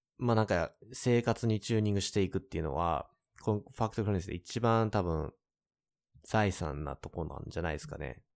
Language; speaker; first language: Japanese; native; Japanese